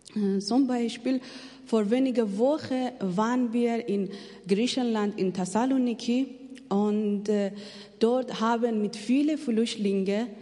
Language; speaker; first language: German; non-native, fluent; Persian